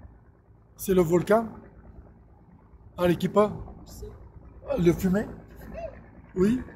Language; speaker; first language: French; non-native, learner; Bulgarian